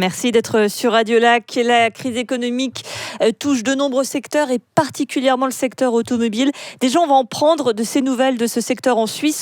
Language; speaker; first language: French; native; French